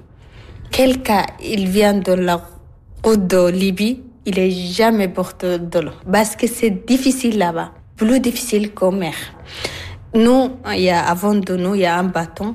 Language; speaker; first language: French; non-native, learner; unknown